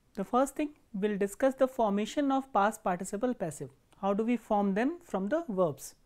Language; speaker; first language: English; non-native, local second language; Hindi